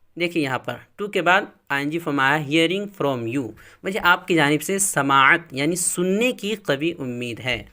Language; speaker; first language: Urdu; native; Urdu